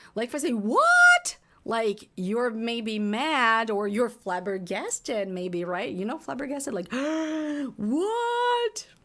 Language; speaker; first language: English; non-native, fluent; Portuguese